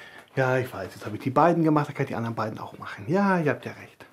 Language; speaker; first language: German; native; German